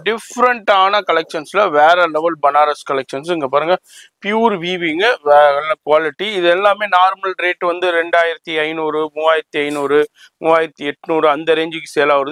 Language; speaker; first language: Tamil; native; Tamil